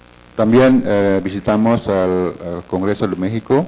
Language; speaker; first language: Spanish; non-native, fluent; Indonesian